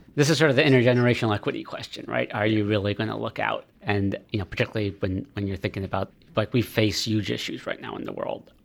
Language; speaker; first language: English; native; English